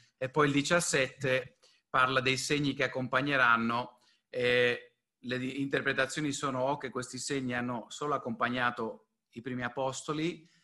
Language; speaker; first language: Italian; native; Italian